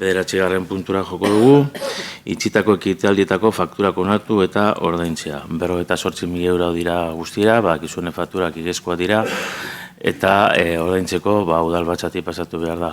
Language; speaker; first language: Basque; native; Basque